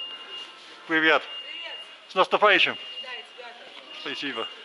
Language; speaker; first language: Russian; non-native, fluent; English